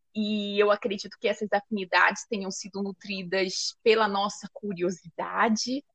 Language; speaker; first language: Portuguese; native; Portuguese